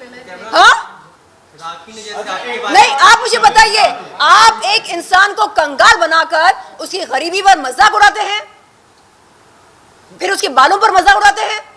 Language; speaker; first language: Hindi; native; Hindi